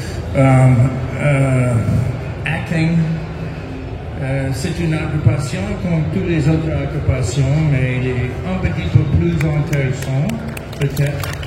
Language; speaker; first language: French; non-native, learner; English